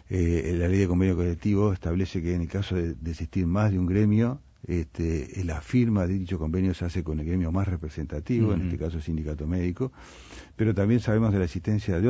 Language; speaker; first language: Spanish; native; Spanish